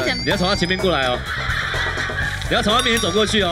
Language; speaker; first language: Chinese; native; Chinese